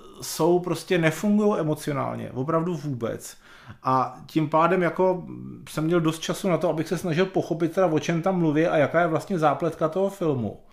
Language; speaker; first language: Czech; native; Czech